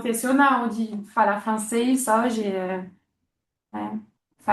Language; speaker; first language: Portuguese; non-native, fluent; French